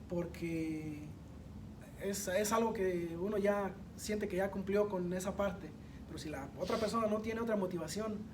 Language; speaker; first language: Spanish; native; Spanish